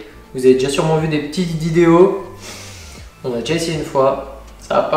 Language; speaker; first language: French; native; French